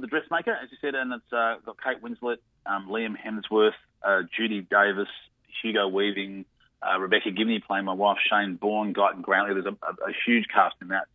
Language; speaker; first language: English; native; English